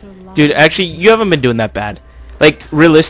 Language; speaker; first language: English; native; English